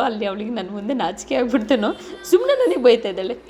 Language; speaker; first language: Kannada; native; Kannada